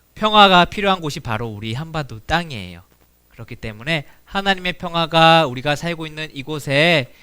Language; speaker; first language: Korean; native; Korean